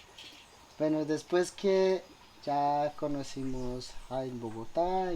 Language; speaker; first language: Spanish; non-native, local second language; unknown